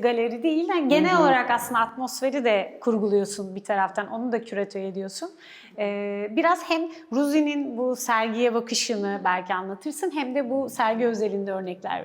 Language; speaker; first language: Turkish; native; Turkish